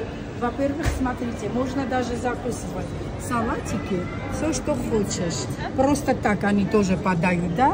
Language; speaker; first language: Russian; non-native, local second language; Armenian